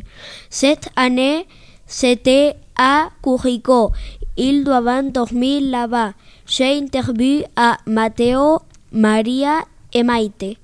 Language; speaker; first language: French; non-native, learner; Spanish